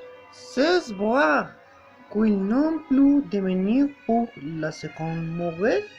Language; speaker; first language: French; non-native, learner; Spanish